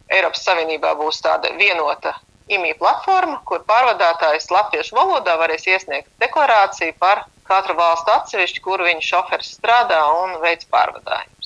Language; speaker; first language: Latvian; native; Latvian